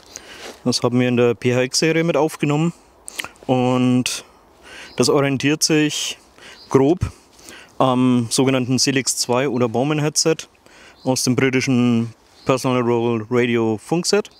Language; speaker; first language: German; native; German